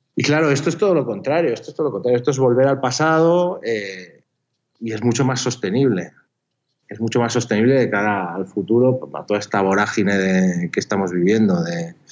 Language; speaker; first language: Spanish; native; Spanish